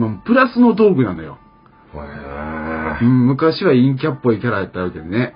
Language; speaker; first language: Japanese; native; Japanese